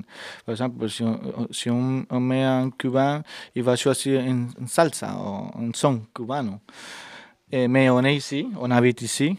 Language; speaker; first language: French; non-native, fluent; Spanish